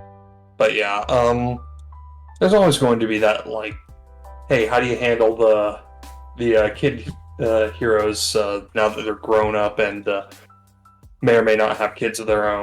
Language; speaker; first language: English; native; English